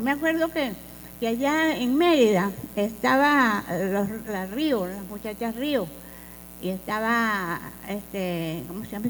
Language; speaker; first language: Spanish; native; Spanish